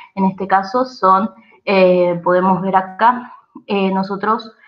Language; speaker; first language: Spanish; native; Spanish